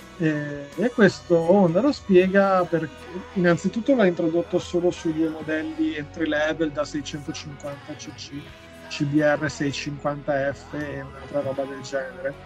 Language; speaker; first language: Italian; native; Italian